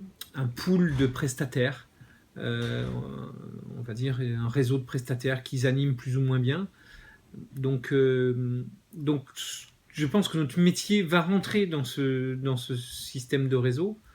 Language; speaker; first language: French; native; French